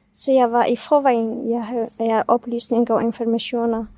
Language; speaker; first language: Danish; non-native, fluent; Kurdish